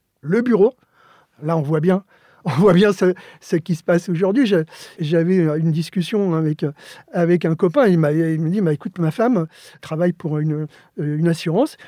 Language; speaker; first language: French; early bilingual, other home language; Spanish